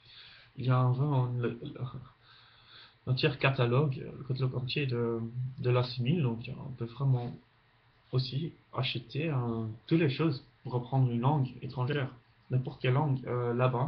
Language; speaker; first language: French; non-native, fluent; Dutch